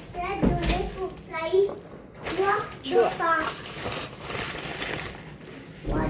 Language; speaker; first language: French; early bilingual, other home language; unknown